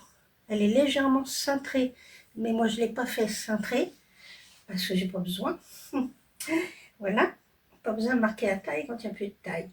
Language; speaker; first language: French; native; French